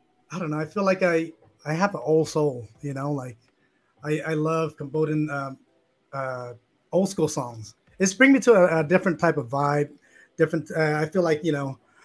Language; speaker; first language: English; early bilingual, other home language; Khmer